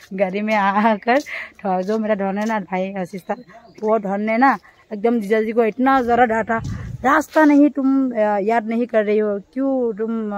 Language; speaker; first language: Hindi; non-native, local second language; Assamese